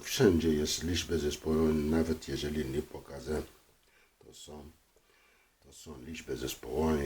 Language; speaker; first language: Polish; non-native, learner; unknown